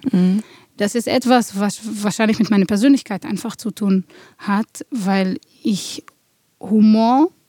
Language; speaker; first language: German; non-native, fluent; Hebrew